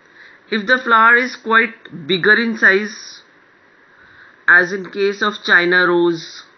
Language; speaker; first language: English; non-native, local second language; Hindi